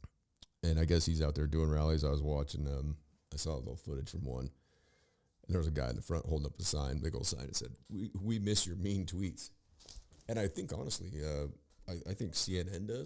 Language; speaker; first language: English; native; English